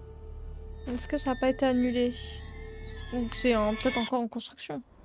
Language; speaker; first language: French; native; French